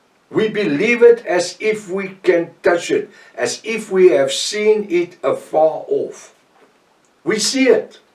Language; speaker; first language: English; non-native, local second language; Afrikaans